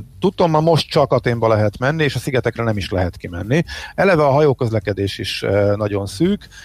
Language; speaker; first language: Hungarian; native; Hungarian